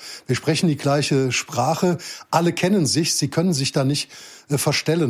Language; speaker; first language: German; native; German